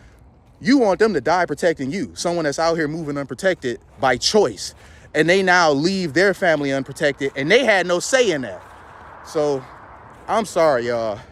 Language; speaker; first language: English; native; English